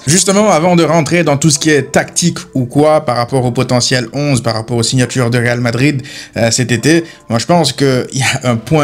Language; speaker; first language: French; native; French